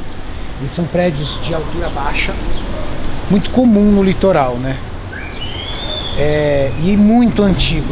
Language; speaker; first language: Portuguese; native; Portuguese